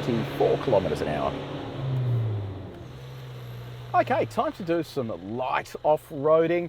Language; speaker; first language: English; native; English